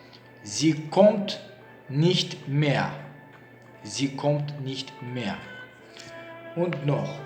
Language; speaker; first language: German; non-native, learner; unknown